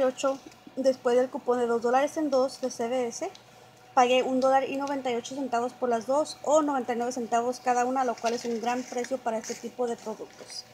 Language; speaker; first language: Spanish; native; Spanish